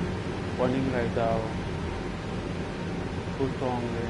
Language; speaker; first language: Chinese; non-native, learner; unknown